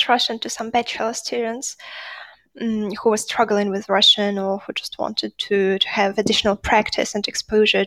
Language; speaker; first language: English; non-native, fluent; Russian